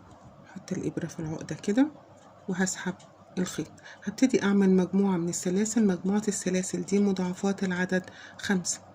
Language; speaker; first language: Arabic; native; Arabic